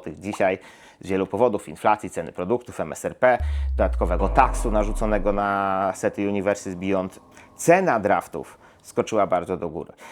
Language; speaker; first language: Polish; native; Polish